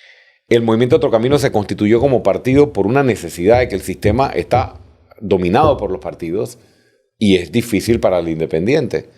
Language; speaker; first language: Spanish; native; Spanish